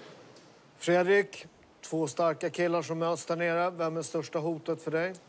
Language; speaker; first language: Swedish; native; Swedish